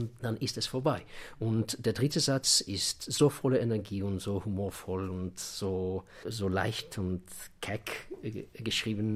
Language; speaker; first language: German; non-native, fluent; Russian